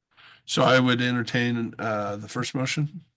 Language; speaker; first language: English; native; English